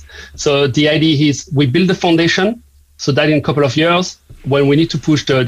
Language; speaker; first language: English; non-native, fluent; French